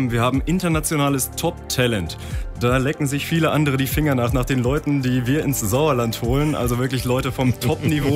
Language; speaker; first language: German; native; German